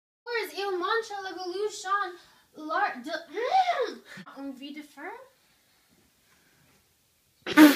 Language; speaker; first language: French; non-native, learner; English